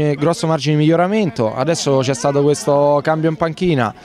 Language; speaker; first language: Italian; native; Italian